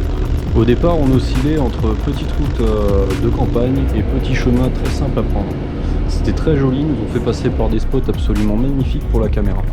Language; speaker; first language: French; native; French